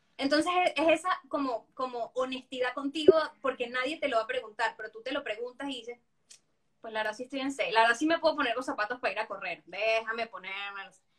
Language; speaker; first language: Spanish; native; Spanish